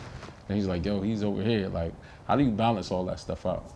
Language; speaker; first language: English; native; English